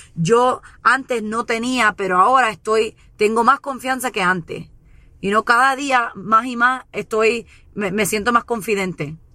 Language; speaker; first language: Spanish; early bilingual, heritage; Spanish